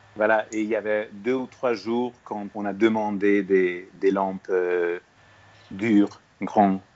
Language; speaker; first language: French; non-native, fluent; Hungarian